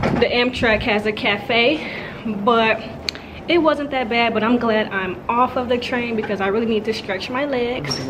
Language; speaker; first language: English; native; English